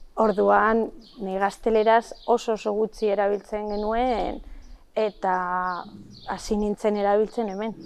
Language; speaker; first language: Basque; non-native, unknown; Catalan